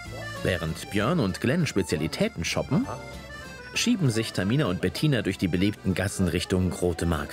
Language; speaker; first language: German; native; German